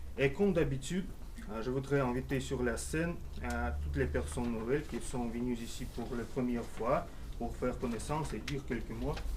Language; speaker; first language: French; non-native, fluent; Russian